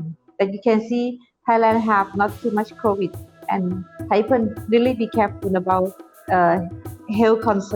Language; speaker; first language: English; non-native, fluent; Thai